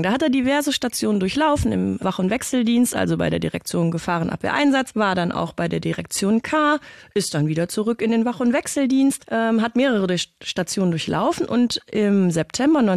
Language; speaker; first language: German; native; German